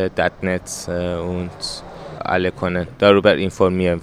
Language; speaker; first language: German; non-native, learner; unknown